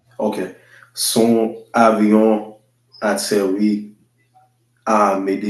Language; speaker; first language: French; non-native, learner; English